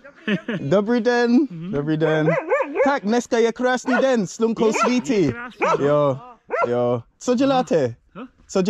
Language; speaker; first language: Czech; non-native, learner; English